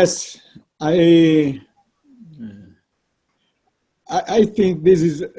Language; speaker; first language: English; non-native, learner; Italian